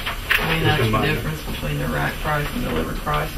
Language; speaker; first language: English; native; English